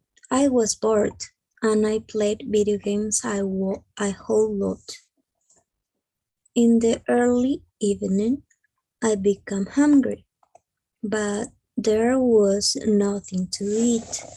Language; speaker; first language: English; non-native, learner; Spanish